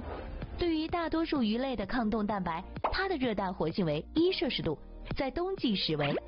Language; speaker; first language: Chinese; native; Chinese